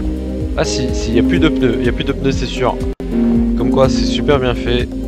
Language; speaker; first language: French; native; French